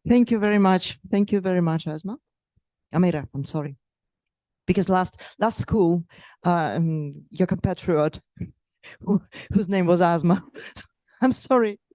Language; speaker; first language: English; non-native, fluent; Russian